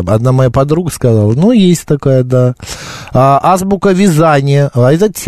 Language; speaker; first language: Russian; native; Russian